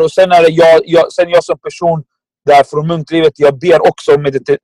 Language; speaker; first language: Swedish; non-native, fluent; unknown